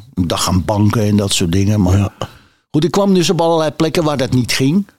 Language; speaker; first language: Dutch; native; Dutch